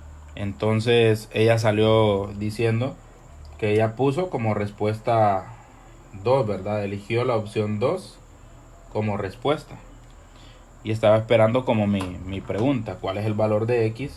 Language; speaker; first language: Spanish; native; Spanish